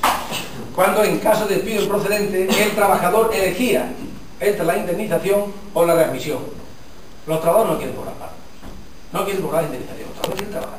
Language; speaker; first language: Spanish; native; Spanish